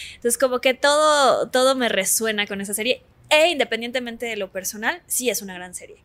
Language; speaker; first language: Spanish; native; Spanish